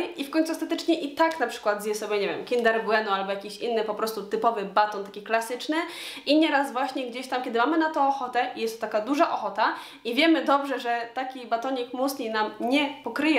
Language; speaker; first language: Polish; native; Polish